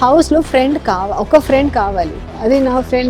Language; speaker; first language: Telugu; non-native, learner; Hindi